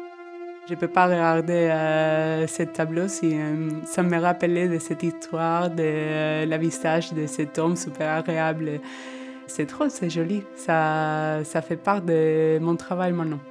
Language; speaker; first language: French; non-native, fluent; Spanish